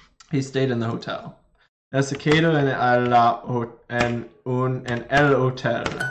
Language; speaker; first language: Spanish; non-native, learner; English